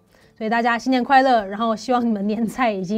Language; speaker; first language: Chinese; native; Chinese